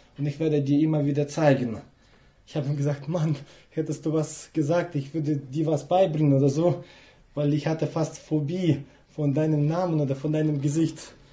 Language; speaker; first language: German; non-native, fluent; Russian